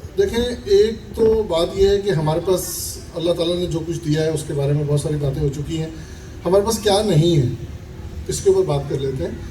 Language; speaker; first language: Urdu; non-native, local second language; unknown